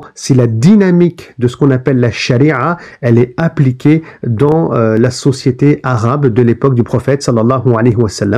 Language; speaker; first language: French; native; French